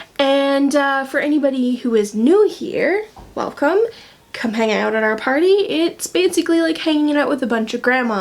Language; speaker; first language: English; native; English